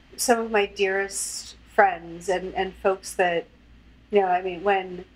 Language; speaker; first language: English; native; English